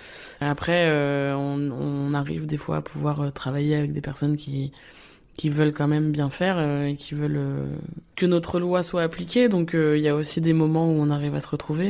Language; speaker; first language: French; native; French